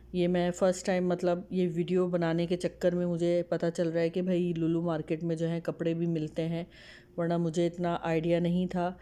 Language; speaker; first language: Urdu; native; Urdu